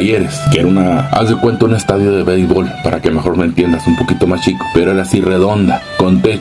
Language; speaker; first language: Spanish; native; Spanish